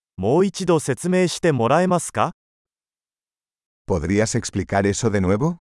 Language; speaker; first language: Japanese; native; Japanese